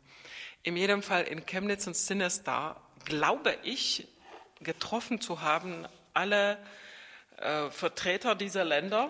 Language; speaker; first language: German; non-native, fluent; Czech